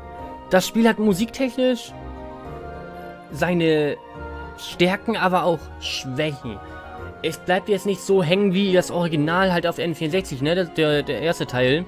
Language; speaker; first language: German; native; German